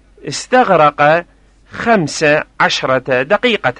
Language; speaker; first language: Arabic; non-native, fluent; Persian